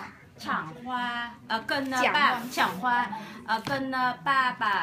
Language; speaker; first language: Chinese; non-native, learner; Vietnamese